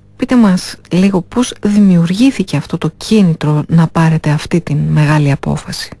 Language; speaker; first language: Greek; native; Greek